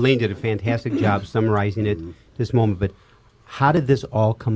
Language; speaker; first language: English; native; English